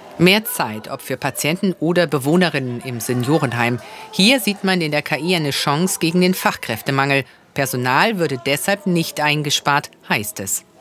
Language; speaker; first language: German; native; German